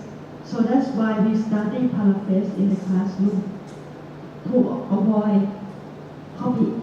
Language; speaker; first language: English; non-native, fluent; Thai